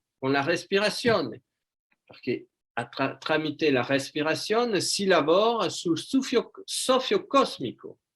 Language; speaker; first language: Italian; non-native, fluent; French